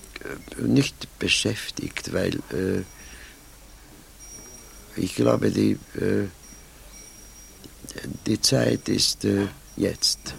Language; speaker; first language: German; non-native, fluent; Hungarian